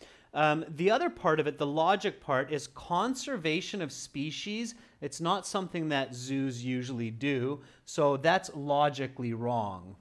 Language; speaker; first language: English; native; English